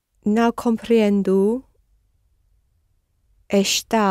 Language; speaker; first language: Portuguese; non-native, learner; English